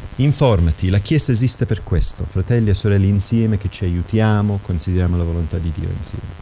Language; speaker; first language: Italian; non-native, fluent; English